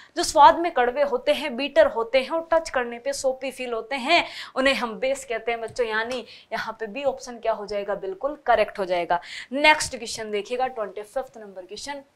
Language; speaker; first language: Hindi; native; Hindi